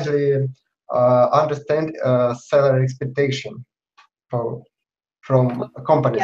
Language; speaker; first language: English; non-native, learner; Russian